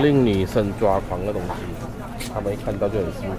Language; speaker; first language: Chinese; native; Chinese